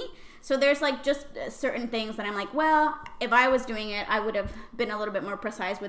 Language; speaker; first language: English; non-native, fluent; Spanish